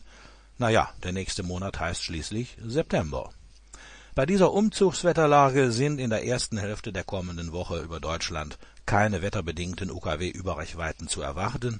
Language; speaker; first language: German; native; German